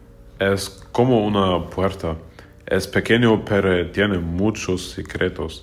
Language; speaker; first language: Spanish; non-native, learner; German